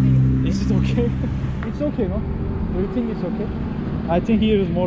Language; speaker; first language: English; non-native, learner; Turkish